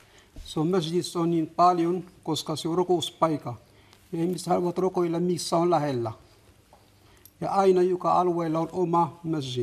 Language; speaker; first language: Finnish; non-native, fluent; Arabic